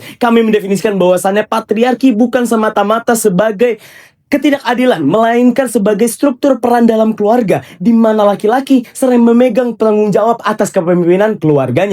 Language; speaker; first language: Indonesian; native; Indonesian